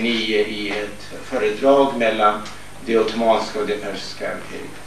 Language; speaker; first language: Swedish; non-native, fluent; Kurdish